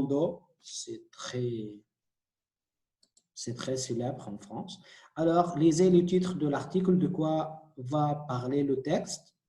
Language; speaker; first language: French; non-native, fluent; Arabic